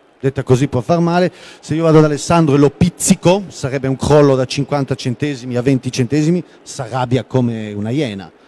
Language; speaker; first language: Italian; non-native, local second language; German